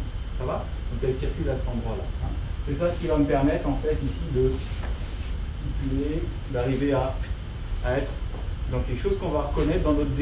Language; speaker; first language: French; native; French